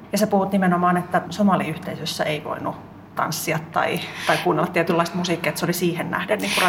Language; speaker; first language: Finnish; native; Finnish